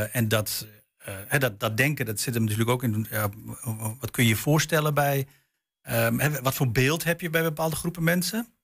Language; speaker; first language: Dutch; native; Dutch